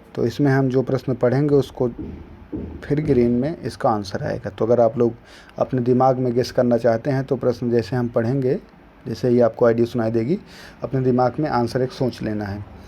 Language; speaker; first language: Hindi; native; Hindi